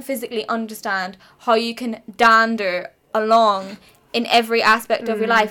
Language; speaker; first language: English; native; English